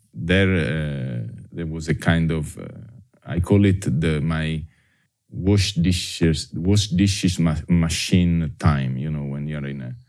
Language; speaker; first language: English; non-native, fluent; Italian